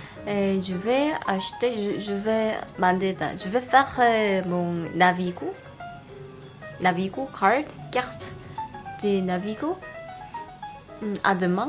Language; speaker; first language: French; non-native, learner; Korean